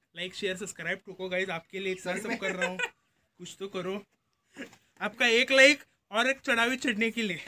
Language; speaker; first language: Hindi; non-native, local second language; Marathi